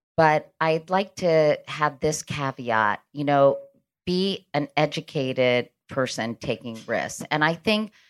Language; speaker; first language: English; native; English